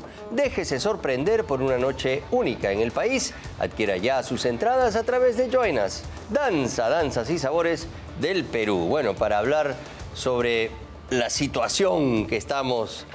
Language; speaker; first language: Spanish; native; Spanish